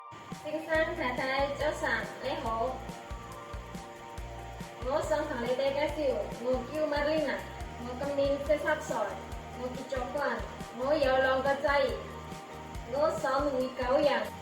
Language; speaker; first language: Cantonese; non-native, learner; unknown